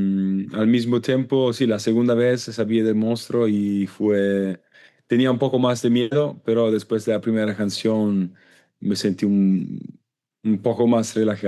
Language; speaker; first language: Spanish; non-native, learner; Italian